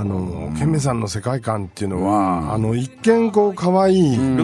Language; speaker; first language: Japanese; native; Japanese